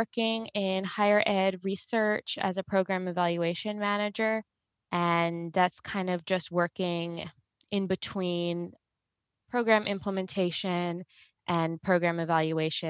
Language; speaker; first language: English; native; English